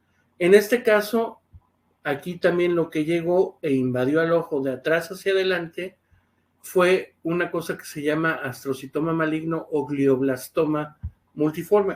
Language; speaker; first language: Spanish; native; Spanish